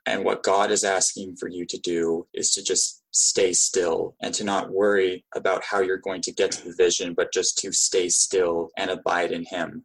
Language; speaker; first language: English; native; English